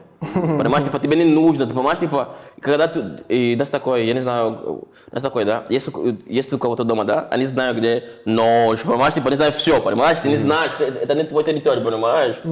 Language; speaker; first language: Russian; non-native, fluent; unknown